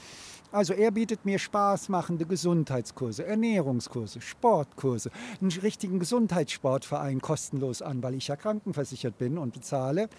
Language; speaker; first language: German; native; German